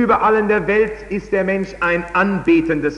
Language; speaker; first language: German; native; German